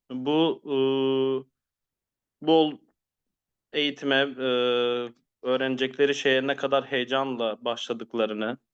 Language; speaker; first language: Turkish; native; Turkish